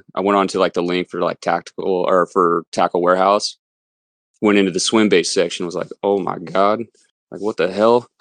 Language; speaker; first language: English; native; English